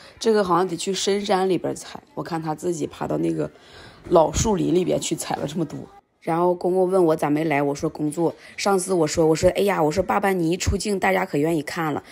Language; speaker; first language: Chinese; native; Chinese